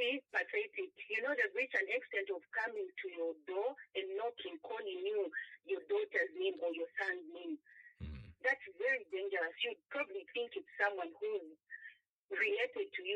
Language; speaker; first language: English; non-native, local second language; Nyanja